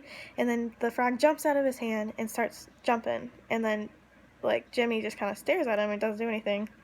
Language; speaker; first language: English; native; English